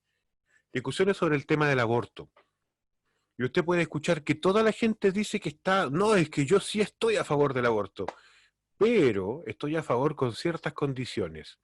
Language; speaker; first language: Spanish; native; Spanish